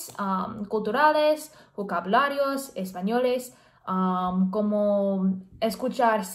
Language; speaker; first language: Spanish; non-native, learner; English